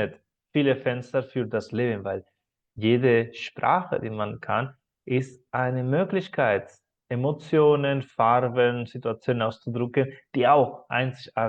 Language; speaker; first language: German; non-native, fluent; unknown